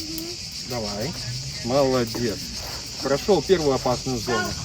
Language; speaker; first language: Russian; native; Russian